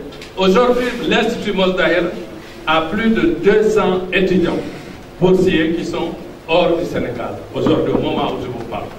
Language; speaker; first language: French; non-native, local second language; Fula